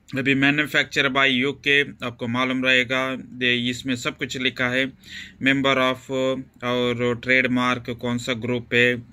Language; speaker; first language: Hindi; non-native, local second language; Kannada